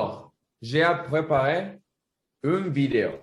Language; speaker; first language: French; non-native, learner; Spanish